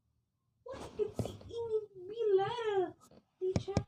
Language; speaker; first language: English; non-native, learner; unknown